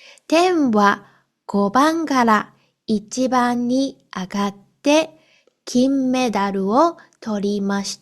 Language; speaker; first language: Japanese; non-native, fluent; Cantonese